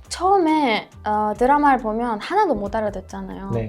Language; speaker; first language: Korean; non-native, fluent; Persian